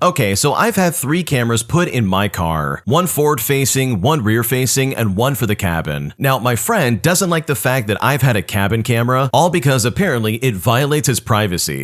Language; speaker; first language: English; native; English